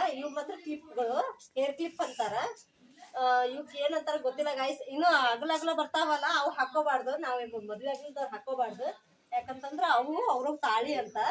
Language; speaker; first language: Kannada; non-native, local second language; Lambadi